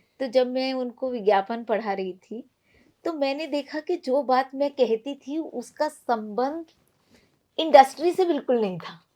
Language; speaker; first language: Hindi; non-native, local second language; Punjabi